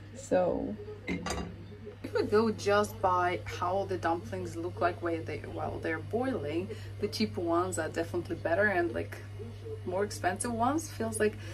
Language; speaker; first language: English; non-native, fluent; Russian